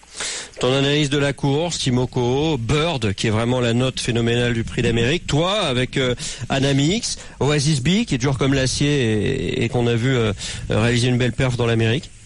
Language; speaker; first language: French; native; French